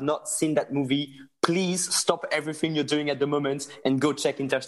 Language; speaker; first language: English; non-native, fluent; French